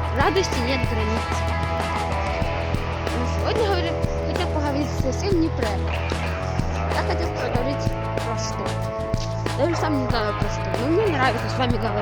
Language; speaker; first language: Russian; non-native, local second language; Ukrainian